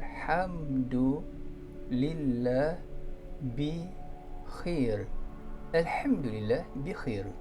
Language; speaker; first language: Arabic; non-native, fluent; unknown